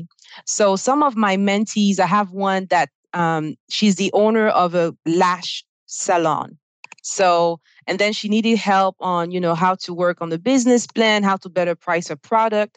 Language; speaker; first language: English; non-native, fluent; French